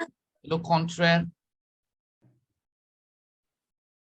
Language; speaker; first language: French; non-native, fluent; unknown